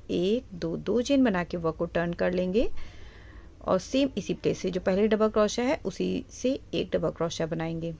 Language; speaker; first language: Hindi; native; Hindi